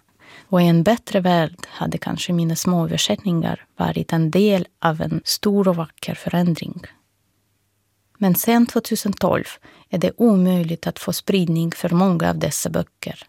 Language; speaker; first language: Swedish; non-native, fluent; Russian